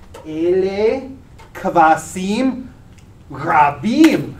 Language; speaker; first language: Hebrew; non-native, learner; English